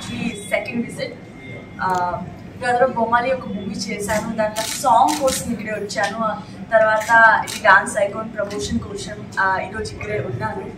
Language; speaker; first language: Telugu; non-native, fluent; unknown